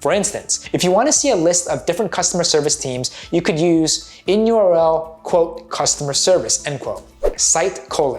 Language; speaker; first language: English; native; English